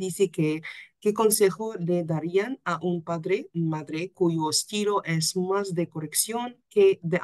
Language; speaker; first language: Spanish; non-native, fluent; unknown